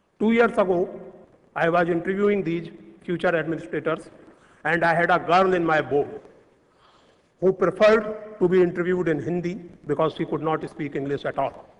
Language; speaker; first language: English; non-native, local second language; Hindi